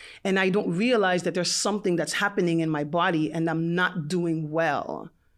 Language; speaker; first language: English; non-native, fluent; French